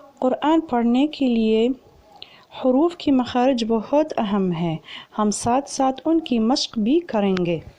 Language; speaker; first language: Urdu; non-native, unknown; Arabic